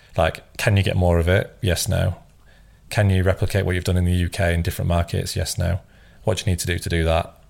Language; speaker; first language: English; native; English